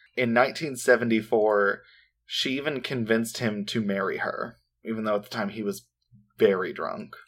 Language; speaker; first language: English; native; English